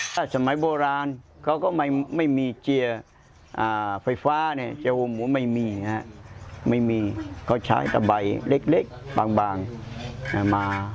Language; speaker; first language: Thai; non-native, local second language; Pattani Malay